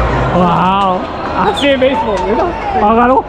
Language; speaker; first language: Spanish; non-native, learner; Japanese